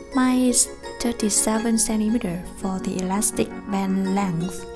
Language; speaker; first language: English; non-native, fluent; Vietnamese